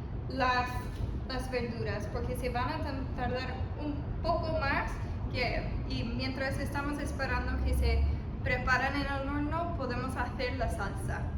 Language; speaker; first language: Spanish; early bilingual, heritage; Spanish